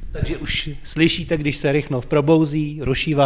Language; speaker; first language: Czech; native; Czech